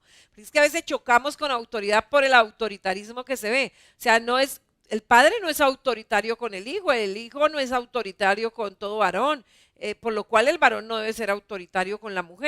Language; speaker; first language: Spanish; native; Spanish